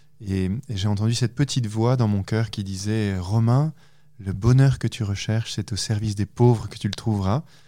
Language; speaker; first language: French; native; French